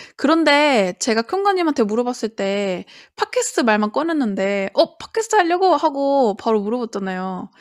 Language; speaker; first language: Korean; native; Korean